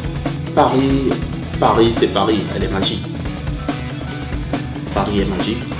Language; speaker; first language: French; non-native, local second language; Wolof